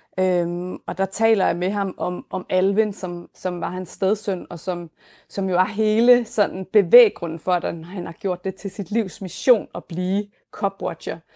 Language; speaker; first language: Danish; native; Danish